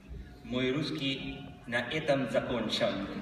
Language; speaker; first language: Russian; non-native, learner; Italian